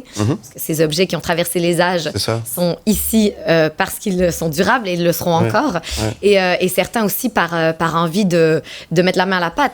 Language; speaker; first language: French; native; French